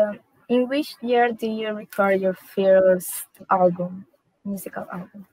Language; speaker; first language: English; non-native, learner; Spanish